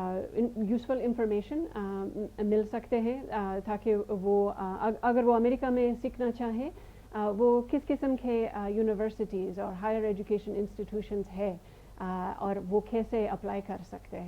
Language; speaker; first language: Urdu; non-native, fluent; English